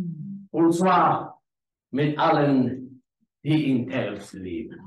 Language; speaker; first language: German; non-native, learner; Afrikaans